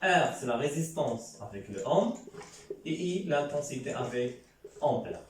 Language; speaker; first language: French; non-native, local second language; Arabic